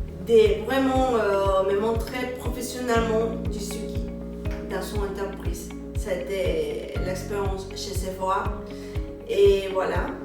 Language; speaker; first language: French; non-native, learner; Spanish